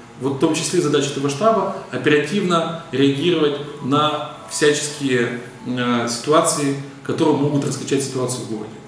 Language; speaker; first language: Russian; native; Russian